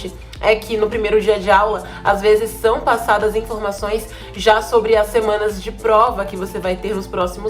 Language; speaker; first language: Portuguese; native; Portuguese